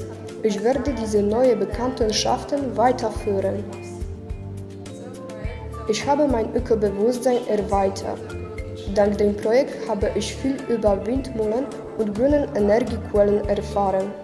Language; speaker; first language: German; non-native, learner; Polish